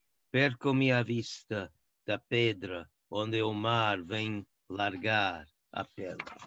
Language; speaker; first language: Portuguese; non-native, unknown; English